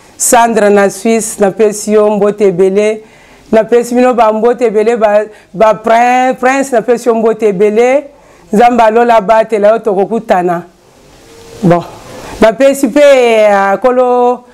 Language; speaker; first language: Lingala; native; Lingala